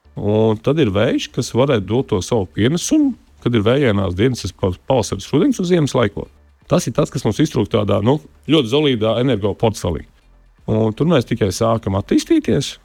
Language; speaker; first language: Latvian; native; Latvian